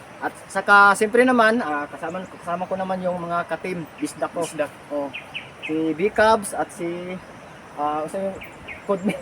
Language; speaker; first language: Filipino; non-native, local second language; Cebuano